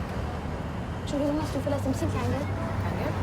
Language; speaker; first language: German; native; German